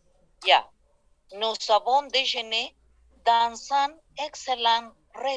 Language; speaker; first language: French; non-native, fluent; Spanish